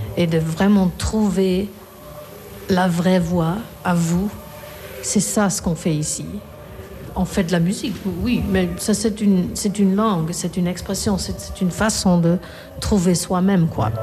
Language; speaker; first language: French; non-native, fluent; Korean